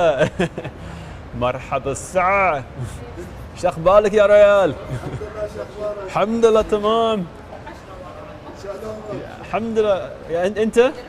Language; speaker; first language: Arabic; non-native, learner; English